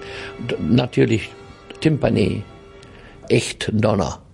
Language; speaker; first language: German; non-native, fluent; English